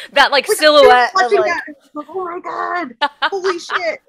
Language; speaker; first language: English; native; English